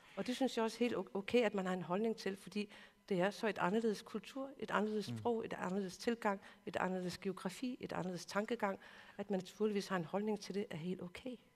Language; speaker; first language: Danish; non-native, local second language; Kalaallisut